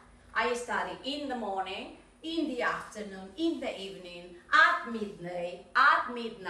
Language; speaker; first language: English; non-native, fluent; Spanish